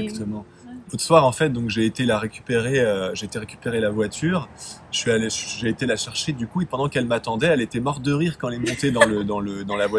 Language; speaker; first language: French; native; French